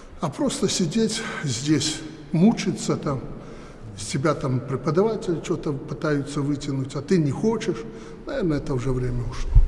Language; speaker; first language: Russian; native; Russian